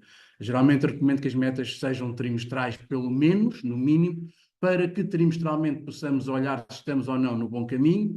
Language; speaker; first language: Portuguese; native; Portuguese